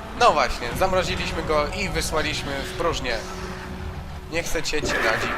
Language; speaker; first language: Polish; native; Polish